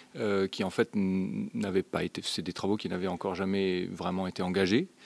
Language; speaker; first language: French; native; French